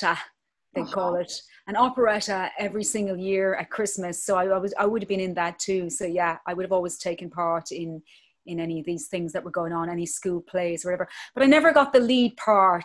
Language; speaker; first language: English; native; English